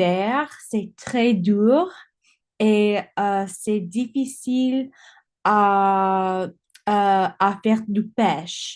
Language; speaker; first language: French; non-native, learner; English